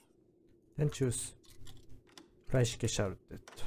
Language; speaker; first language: German; non-native, learner; Japanese